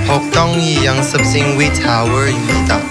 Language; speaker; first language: Korean; non-native, learner; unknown